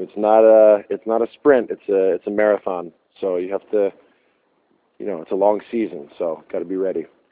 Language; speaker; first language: English; native; English